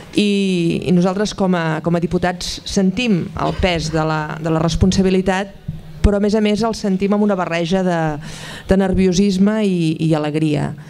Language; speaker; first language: Catalan; native; Catalan